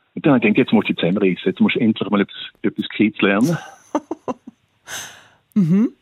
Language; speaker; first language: German; native; German